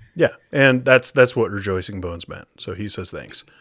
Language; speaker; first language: English; native; English